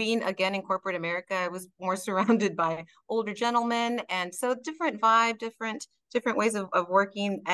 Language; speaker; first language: English; early bilingual, other home language; Spanish